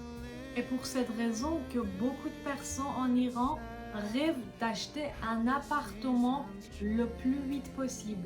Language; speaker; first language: French; non-native, fluent; Persian